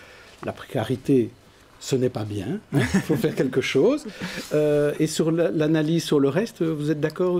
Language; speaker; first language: French; native; French